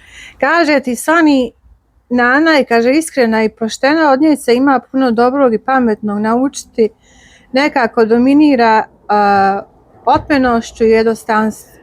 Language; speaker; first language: Bosnian; native; Bosnian